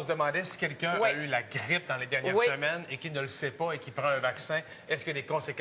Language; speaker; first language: French; native; French